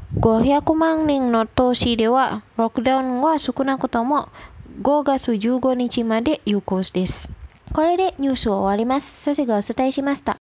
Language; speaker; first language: Japanese; non-native, fluent; Indonesian